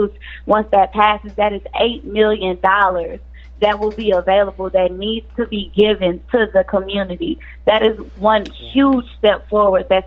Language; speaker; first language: English; native; English